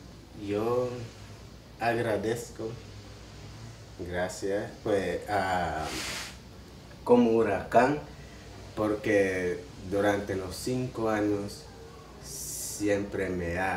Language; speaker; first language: Spanish; non-native, local second language; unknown